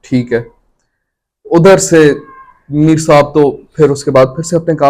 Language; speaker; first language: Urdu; non-native, local second language; Sindhi